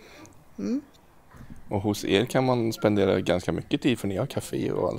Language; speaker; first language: Swedish; native; Swedish